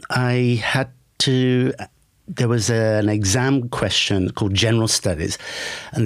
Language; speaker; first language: English; native; English